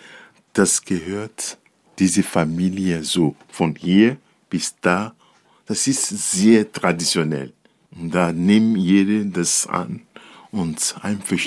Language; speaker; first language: German; non-native, learner; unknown